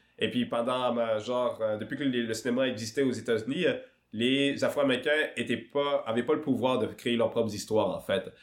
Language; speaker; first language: French; early bilingual, other home language; Swahili